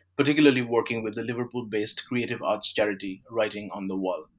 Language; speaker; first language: English; non-native, local second language; Bangla